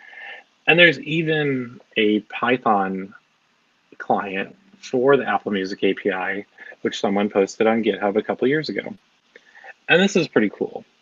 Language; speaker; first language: English; native; English